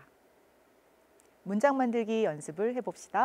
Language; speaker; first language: Korean; native; Korean